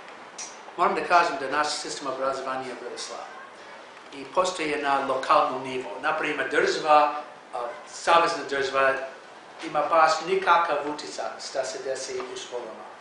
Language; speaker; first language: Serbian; non-native, learner; English